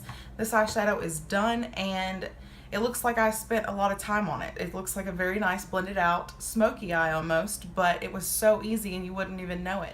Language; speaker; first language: English; native; English